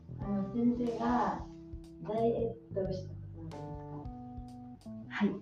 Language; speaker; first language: Japanese; non-native, learner; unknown